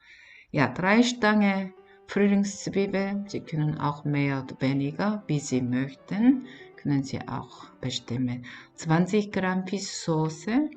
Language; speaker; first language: German; non-native, fluent; Korean